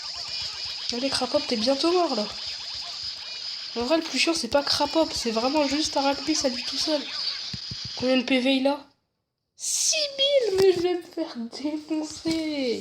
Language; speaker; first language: French; native; French